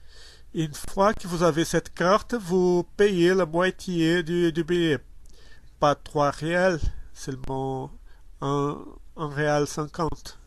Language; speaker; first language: French; non-native, learner; Portuguese